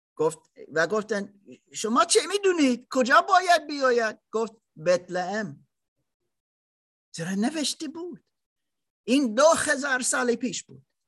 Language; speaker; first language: Persian; non-native, learner; German